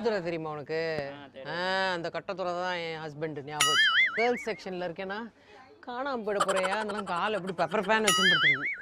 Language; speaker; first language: Tamil; native; Tamil